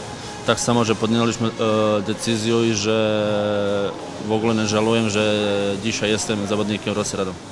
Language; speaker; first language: Polish; non-native, fluent; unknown